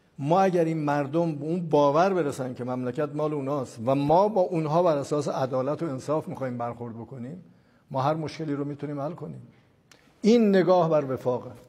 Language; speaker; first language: Persian; non-native, local second language; Azerbaijani